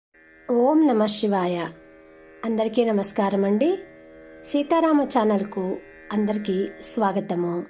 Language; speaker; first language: Telugu; native; Telugu